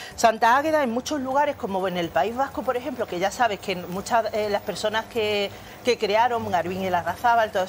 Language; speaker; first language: Spanish; native; Spanish